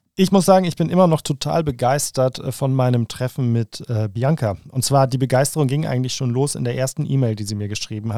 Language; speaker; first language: German; native; German